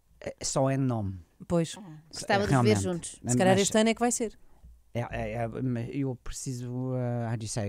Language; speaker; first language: Portuguese; non-native, learner; English